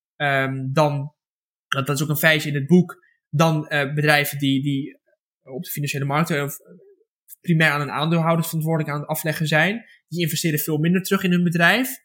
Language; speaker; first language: Dutch; native; Dutch